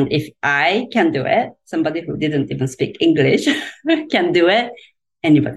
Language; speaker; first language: English; non-native, fluent; Japanese